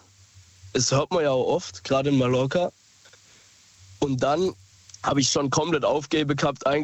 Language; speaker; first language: German; native; German